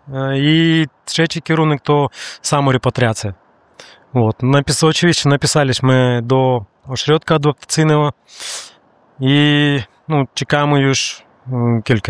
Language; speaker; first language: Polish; non-native, learner; Russian